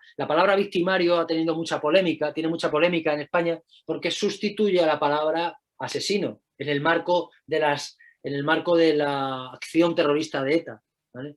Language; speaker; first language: Spanish; native; Spanish